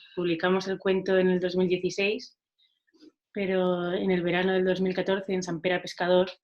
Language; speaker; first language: Spanish; non-native, local second language; Catalan